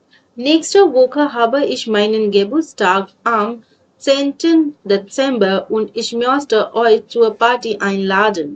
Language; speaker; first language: German; non-native, learner; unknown